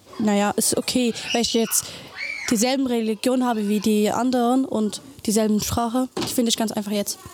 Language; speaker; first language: German; early bilingual, other home language; Arabic